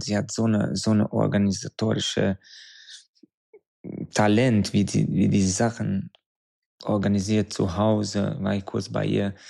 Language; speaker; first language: German; non-native, fluent; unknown